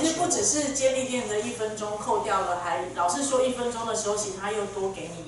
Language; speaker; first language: Chinese; native; Chinese